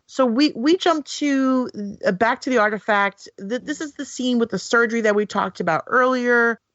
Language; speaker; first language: English; native; English